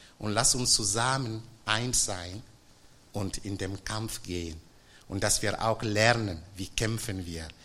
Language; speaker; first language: German; non-native, fluent; French